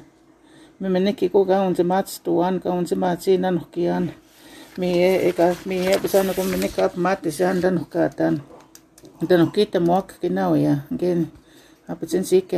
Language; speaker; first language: English; non-native, local second language; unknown